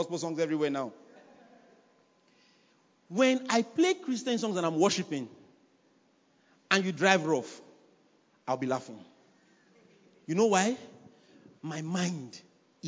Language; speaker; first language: English; non-native, local second language; Yoruba